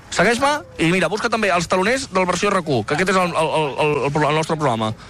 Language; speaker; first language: Catalan; native; Catalan